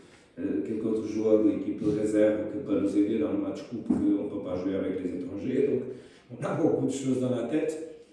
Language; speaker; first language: French; non-native, fluent; Portuguese